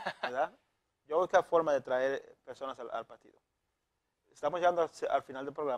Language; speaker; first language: Spanish; native; Spanish